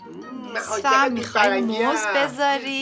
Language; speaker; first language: Persian; native; Persian